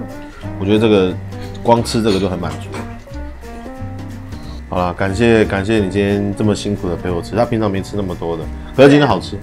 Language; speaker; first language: Chinese; native; Chinese